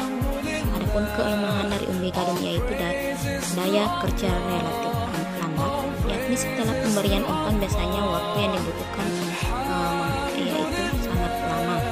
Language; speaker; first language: Indonesian; native; Indonesian